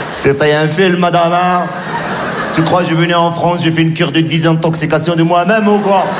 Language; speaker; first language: French; native; French